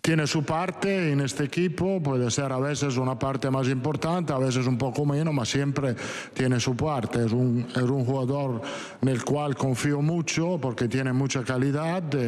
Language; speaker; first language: Spanish; non-native, fluent; Italian